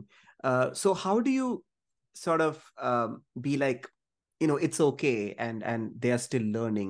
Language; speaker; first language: English; non-native, local second language; Malayalam